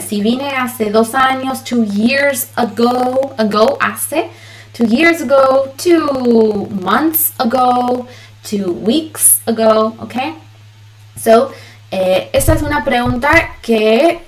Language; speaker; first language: Spanish; early bilingual, heritage; Spanish